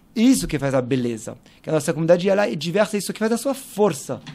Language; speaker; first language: Portuguese; non-native, fluent; French